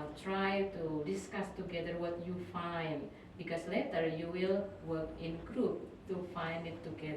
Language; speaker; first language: English; non-native, fluent; Indonesian